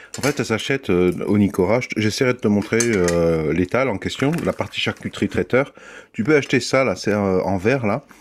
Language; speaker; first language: French; native; French